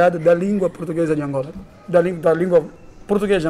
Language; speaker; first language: Portuguese; native; Portuguese